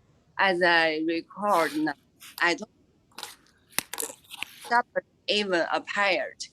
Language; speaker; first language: English; non-native, fluent; Chinese